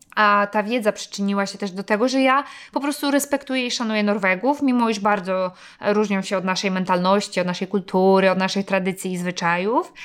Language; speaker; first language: Polish; native; Polish